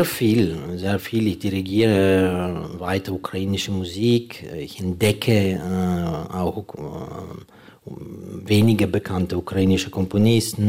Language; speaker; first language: German; non-native, fluent; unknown